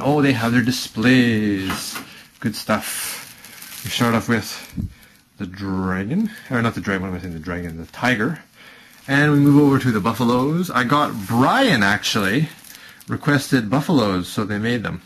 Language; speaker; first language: English; native; English